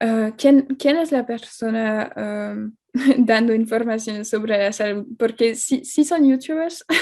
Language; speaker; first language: Spanish; non-native, fluent; French